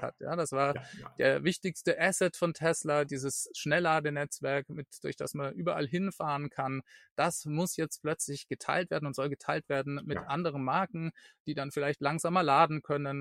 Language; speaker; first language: German; native; German